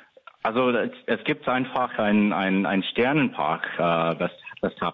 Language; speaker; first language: German; non-native, fluent; English